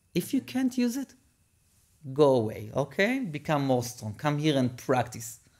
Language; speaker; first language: English; non-native, fluent; Hebrew